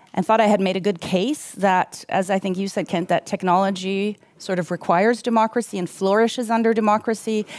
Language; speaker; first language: English; non-native, fluent; German